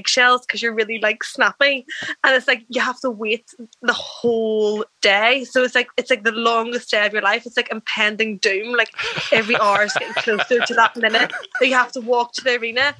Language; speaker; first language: English; native; English